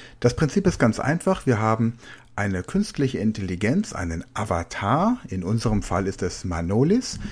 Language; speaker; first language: German; native; German